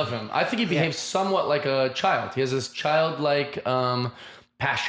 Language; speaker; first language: English; native; English